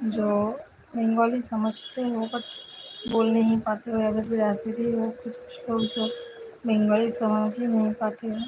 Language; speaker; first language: Hindi; non-native, local second language; Bangla